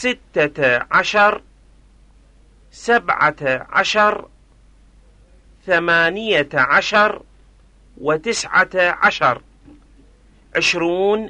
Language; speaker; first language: Arabic; non-native, fluent; Persian